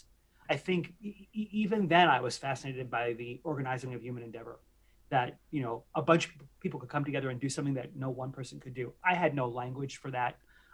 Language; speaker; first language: English; native; English